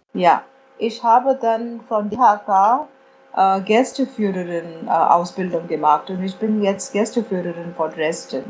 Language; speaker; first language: German; non-native, fluent; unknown